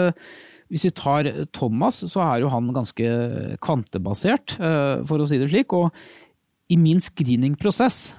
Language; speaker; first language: Norwegian; native; Norwegian